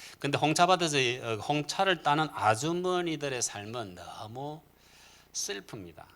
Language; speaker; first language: Korean; native; Korean